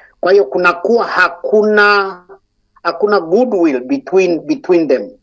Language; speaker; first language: Swahili; non-native, local second language; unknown